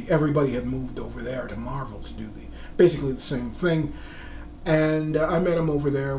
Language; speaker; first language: English; native; English